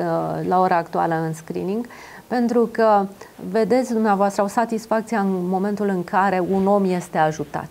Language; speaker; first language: Romanian; native; Romanian